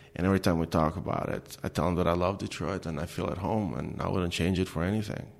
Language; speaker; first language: English; non-native, fluent; Albanian